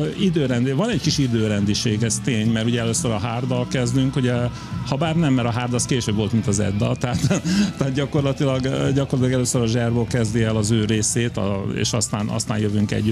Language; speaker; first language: Hungarian; native; Hungarian